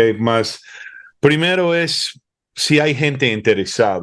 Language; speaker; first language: Spanish; early bilingual, heritage; Spanish